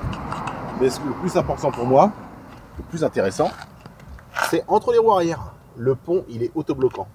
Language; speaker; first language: French; native; French